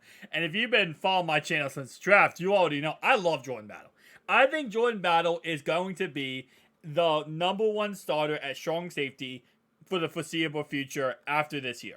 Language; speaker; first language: English; native; English